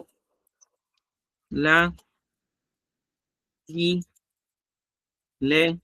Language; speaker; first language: Italian; non-native, learner; Spanish